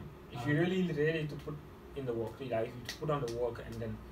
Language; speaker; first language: English; non-native, fluent; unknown